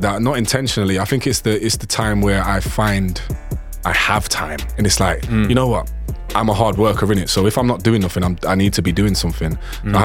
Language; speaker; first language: English; native; English